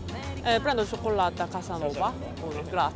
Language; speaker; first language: Italian; non-native, learner; Korean